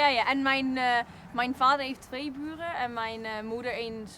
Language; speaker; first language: Dutch; non-native, fluent; Italian